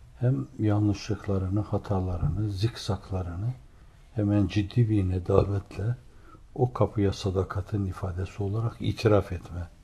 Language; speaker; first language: Turkish; native; Turkish